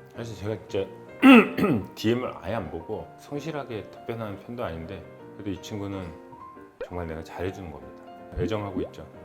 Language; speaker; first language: Korean; native; Korean